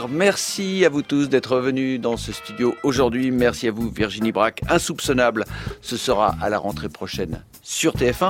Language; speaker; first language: French; native; French